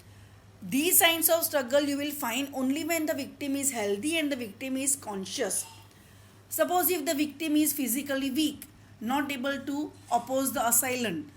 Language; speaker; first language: English; non-native, local second language; Gujarati